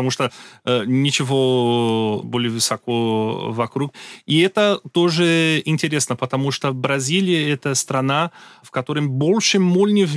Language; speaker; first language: Russian; non-native, learner; Portuguese